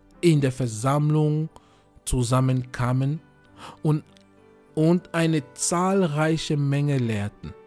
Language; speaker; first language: German; non-native, fluent; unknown